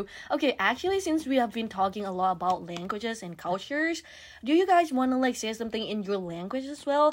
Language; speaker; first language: English; non-native, fluent; Thai